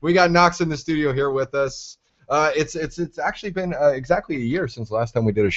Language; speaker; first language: English; native; English